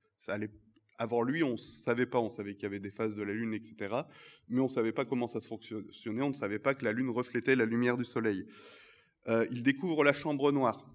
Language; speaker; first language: French; native; French